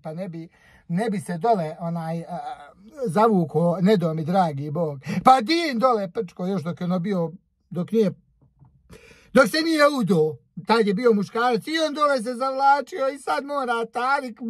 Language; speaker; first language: Croatian; native; Croatian